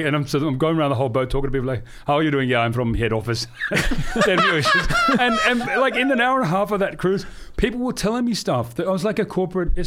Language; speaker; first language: English; native; English